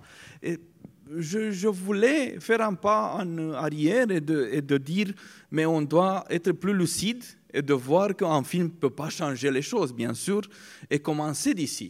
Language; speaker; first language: French; non-native, fluent; Romanian